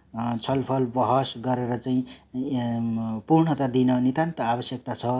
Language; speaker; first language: Nepali; non-native, local second language; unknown